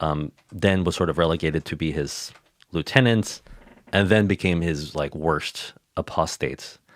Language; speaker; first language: English; native; English